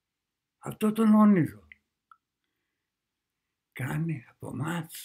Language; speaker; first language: Greek; non-native, learner; English